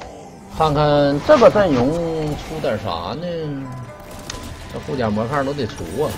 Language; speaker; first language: Chinese; native; Chinese